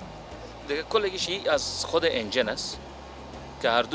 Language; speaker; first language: Persian; native; Persian